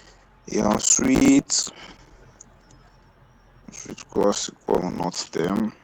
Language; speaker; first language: French; non-native, learner; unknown